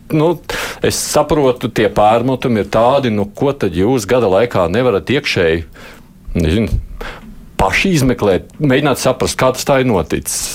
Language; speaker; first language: Latvian; non-native, local second language; Russian